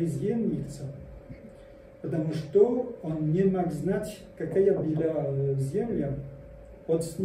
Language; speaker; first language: Russian; non-native, learner; French